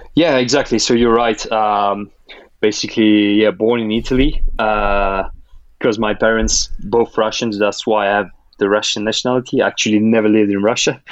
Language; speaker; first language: English; non-native, fluent; Russian